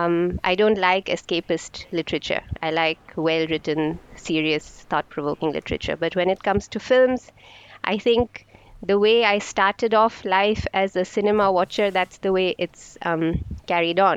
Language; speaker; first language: English; non-native, local second language; Marathi